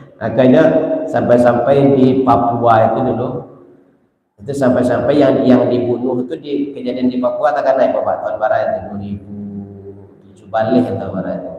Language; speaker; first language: Malay; non-native, local second language; Minangkabau